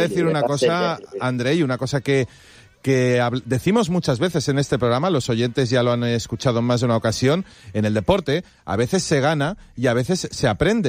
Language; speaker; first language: Spanish; native; Spanish